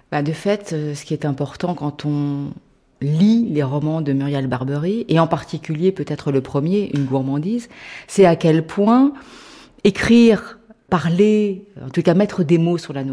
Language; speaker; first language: French; native; French